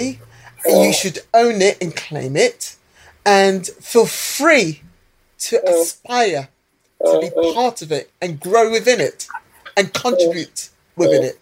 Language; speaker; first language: English; native; English